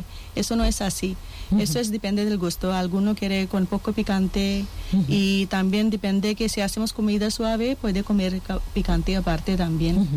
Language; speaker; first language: Spanish; non-native, learner; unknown